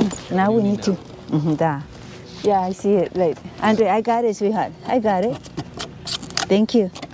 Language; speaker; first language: English; non-native, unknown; Spanish